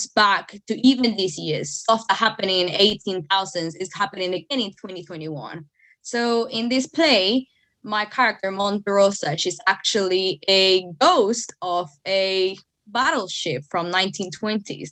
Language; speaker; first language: English; non-native, fluent; Spanish